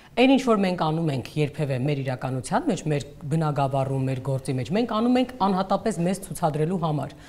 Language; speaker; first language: Armenian; native; Armenian